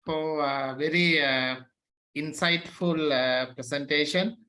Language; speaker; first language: English; non-native, local second language; Sinhala